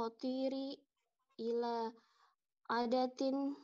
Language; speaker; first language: Arabic; non-native, learner; Indonesian